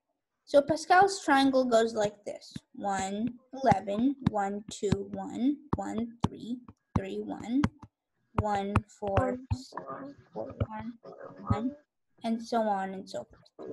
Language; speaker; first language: English; native; English